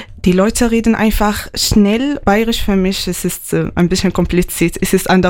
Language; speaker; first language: German; non-native, learner; Arabic